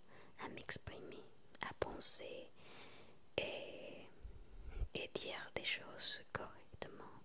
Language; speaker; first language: French; non-native, learner; Spanish